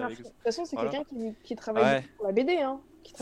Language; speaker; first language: French; native; French